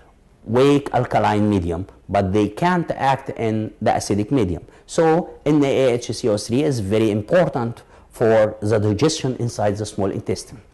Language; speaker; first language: English; non-native, local second language; Arabic